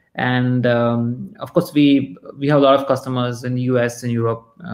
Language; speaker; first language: English; non-native, local second language; Kannada